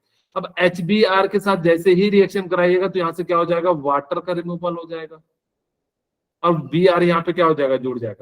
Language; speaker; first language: Hindi; native; Hindi